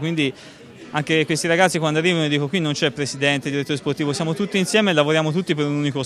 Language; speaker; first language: Italian; native; Italian